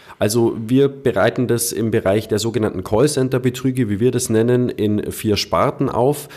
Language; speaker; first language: German; native; German